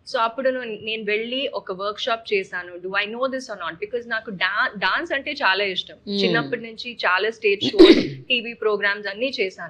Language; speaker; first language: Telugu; non-native, local second language; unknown